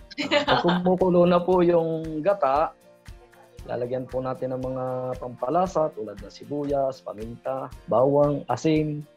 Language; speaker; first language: Filipino; native; Filipino